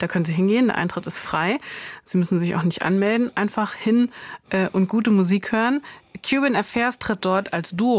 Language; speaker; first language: German; native; German